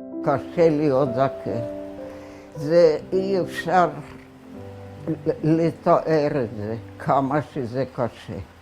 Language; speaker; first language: Hebrew; non-native, fluent; Romanian